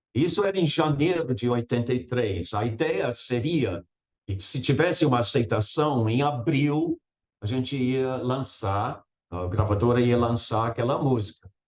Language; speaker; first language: Portuguese; non-native, fluent; English